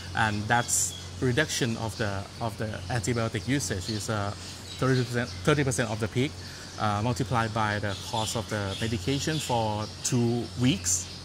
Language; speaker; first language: English; non-native, fluent; Thai